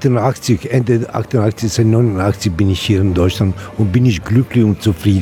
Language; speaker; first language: German; non-native, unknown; Italian